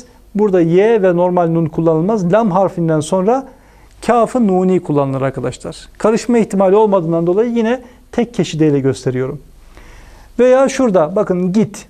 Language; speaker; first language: Turkish; native; Turkish